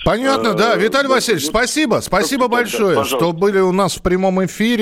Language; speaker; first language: Russian; native; Russian